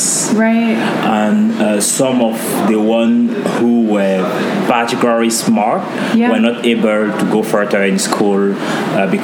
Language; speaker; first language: English; non-native, local second language; French